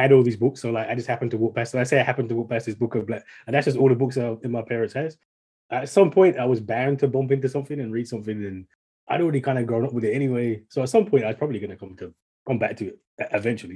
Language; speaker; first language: English; native; English